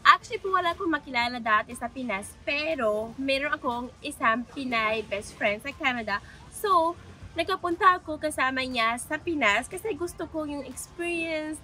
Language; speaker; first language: Filipino; non-native, learner; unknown